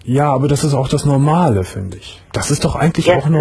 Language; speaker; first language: German; native; German